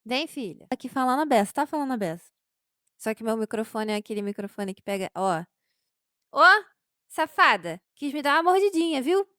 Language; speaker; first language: Portuguese; native; Portuguese